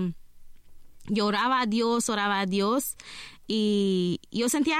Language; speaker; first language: Spanish; non-native, learner; Romanian